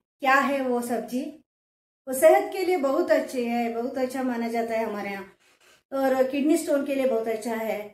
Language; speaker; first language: Hindi; non-native, local second language; Kannada